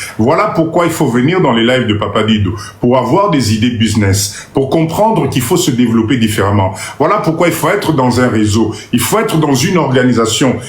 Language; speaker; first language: French; non-native, local second language; Lingala